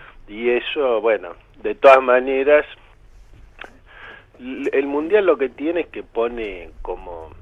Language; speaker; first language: Spanish; native; Spanish